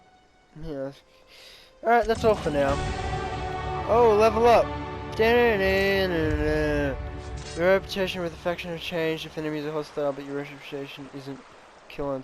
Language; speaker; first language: English; native; English